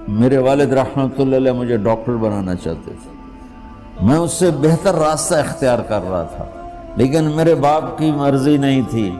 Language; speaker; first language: Urdu; non-native, local second language; Punjabi